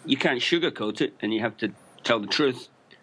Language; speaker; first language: English; native; English